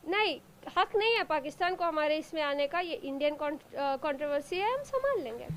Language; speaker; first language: Hindi; non-native, local second language; Urdu